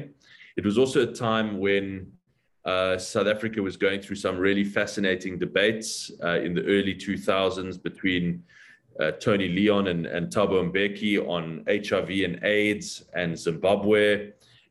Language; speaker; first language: English; native; English